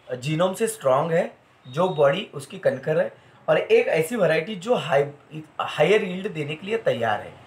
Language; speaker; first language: Hindi; non-native, local second language; Marathi